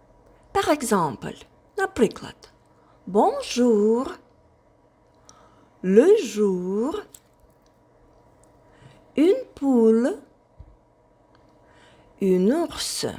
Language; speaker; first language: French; non-native, fluent; Ukrainian